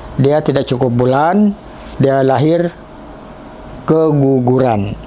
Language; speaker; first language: Malay; non-native, local second language; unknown